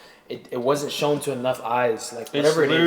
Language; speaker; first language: English; native; English